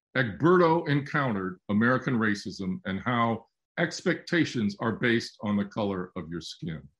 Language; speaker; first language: English; native; English